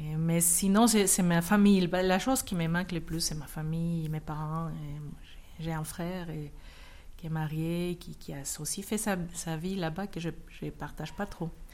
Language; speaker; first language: French; non-native, fluent; Spanish